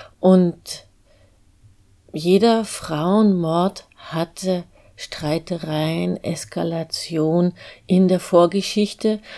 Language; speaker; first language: German; native; German